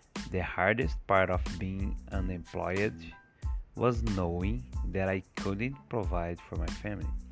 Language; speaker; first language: English; non-native, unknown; Portuguese